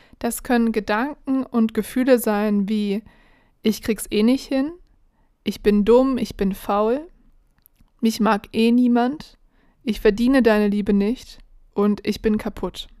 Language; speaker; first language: German; native; German